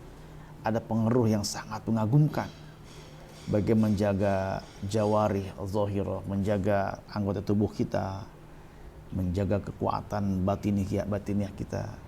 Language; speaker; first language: Indonesian; native; Indonesian